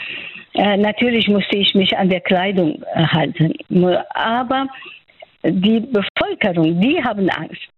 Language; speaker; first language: German; non-native, fluent; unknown